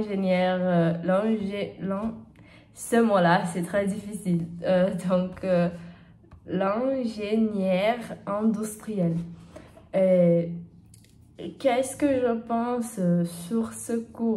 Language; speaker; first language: French; non-native, learner; Portuguese